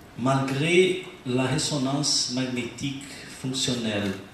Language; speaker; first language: French; non-native, learner; Portuguese